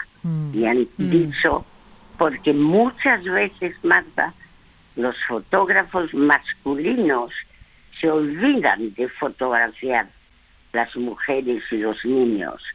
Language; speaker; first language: Spanish; early bilingual, other home language; French